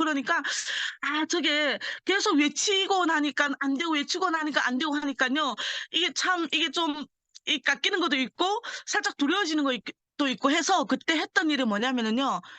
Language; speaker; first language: Korean; early bilingual, heritage; Korean